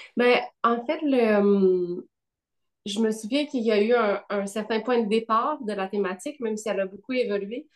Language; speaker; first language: French; native; French